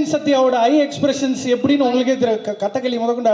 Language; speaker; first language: Tamil; native; Tamil